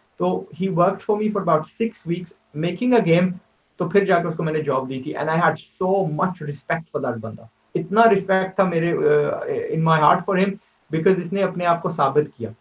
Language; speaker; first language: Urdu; native; Urdu